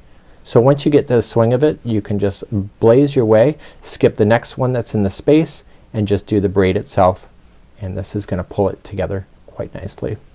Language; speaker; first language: English; native; English